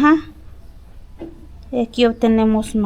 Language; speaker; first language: Spanish; native; Spanish